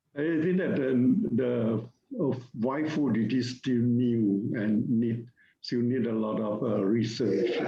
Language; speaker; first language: English; non-native, learner; Thai